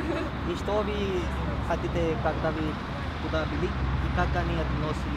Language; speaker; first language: Russian; non-native, learner; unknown